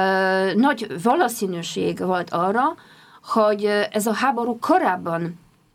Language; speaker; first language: Hungarian; non-native, fluent; Polish